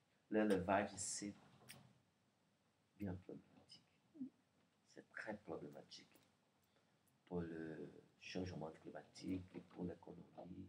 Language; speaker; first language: French; non-native, learner; Portuguese